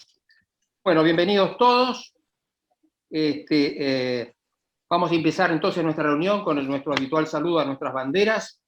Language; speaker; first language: Spanish; native; Spanish